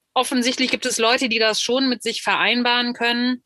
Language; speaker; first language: German; native; German